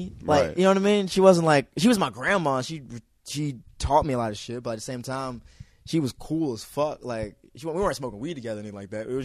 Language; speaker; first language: English; native; English